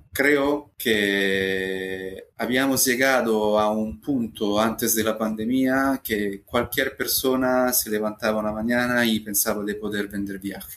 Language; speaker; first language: Spanish; non-native, fluent; Italian